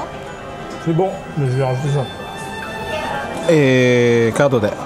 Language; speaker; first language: French; native; French